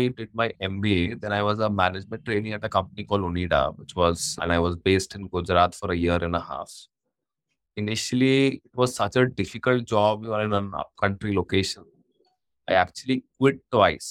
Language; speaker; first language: English; non-native, local second language; Hindi